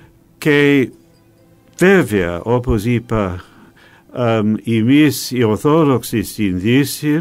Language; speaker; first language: Greek; non-native, fluent; English